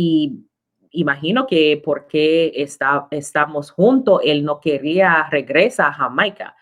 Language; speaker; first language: Spanish; non-native, learner; English